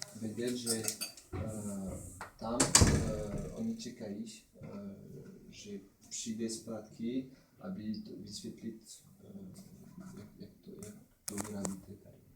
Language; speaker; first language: Czech; non-native, learner; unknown